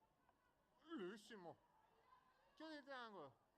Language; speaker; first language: Italian; native; Italian